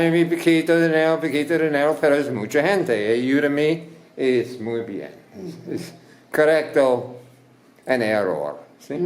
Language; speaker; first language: Spanish; non-native, learner; English